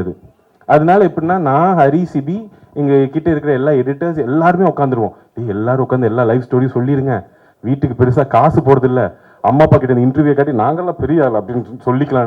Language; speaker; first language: Tamil; native; Tamil